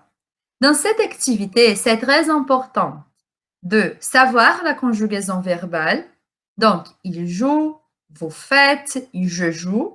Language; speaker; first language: French; non-native, fluent; Portuguese